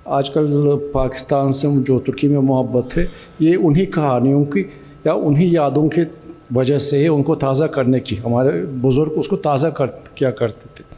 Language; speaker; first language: Urdu; non-native, fluent; Turkish